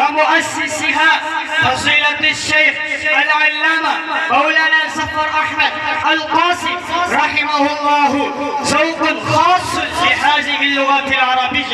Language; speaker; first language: Arabic; non-native, learner; Urdu